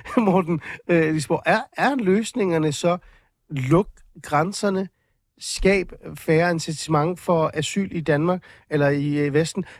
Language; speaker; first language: Danish; native; Danish